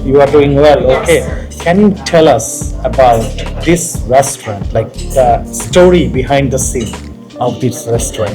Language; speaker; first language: English; non-native, local second language; Bangla